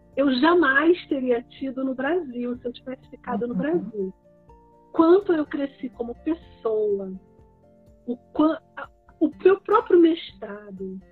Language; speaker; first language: Portuguese; native; Portuguese